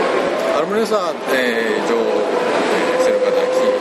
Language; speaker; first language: Spanish; non-native, learner; Japanese